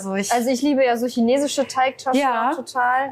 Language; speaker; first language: German; native; German